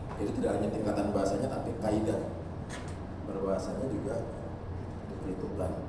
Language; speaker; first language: Indonesian; native; Indonesian